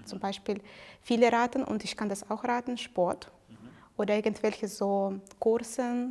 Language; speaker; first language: German; non-native, fluent; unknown